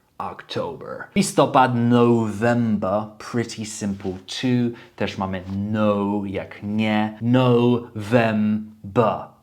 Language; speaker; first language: Polish; early bilingual, heritage; Polish